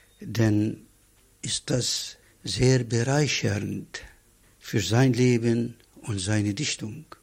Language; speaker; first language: German; non-native, fluent; Arabic